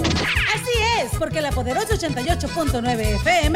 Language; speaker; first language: Spanish; native; Spanish